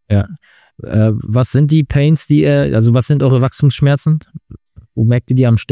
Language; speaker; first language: German; native; German